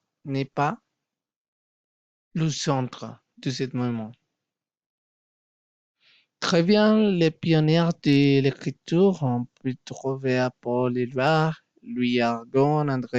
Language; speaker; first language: French; non-native, learner; Spanish